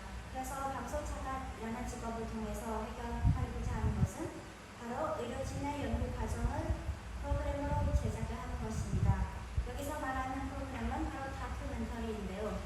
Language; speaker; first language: Korean; non-native, fluent; Khmer